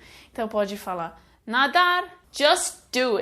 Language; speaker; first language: Portuguese; non-native, fluent; English